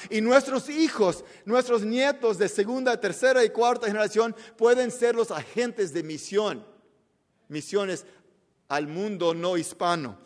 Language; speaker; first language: Spanish; early bilingual, heritage; Spanish